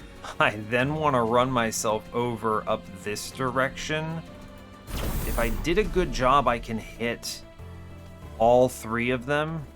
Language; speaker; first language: English; native; English